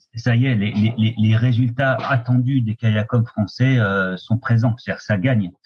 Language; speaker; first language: French; native; French